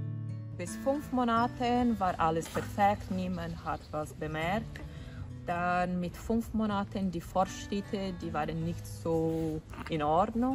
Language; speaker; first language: German; non-native, fluent; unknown